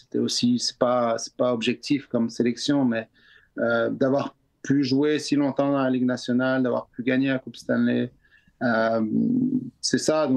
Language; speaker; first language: French; native; French